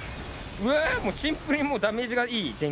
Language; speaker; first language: Japanese; native; Japanese